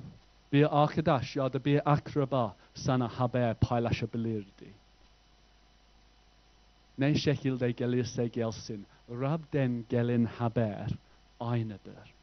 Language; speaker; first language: Turkish; non-native, fluent; English